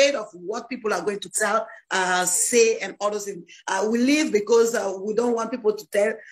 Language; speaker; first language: English; non-native, learner; French